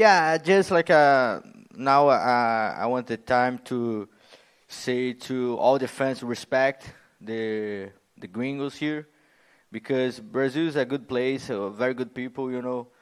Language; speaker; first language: English; non-native, learner; Portuguese